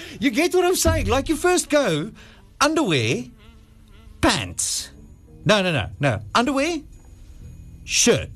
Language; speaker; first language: English; non-native, local second language; Afrikaans